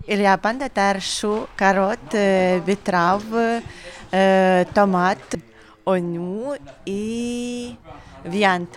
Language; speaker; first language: French; non-native, learner; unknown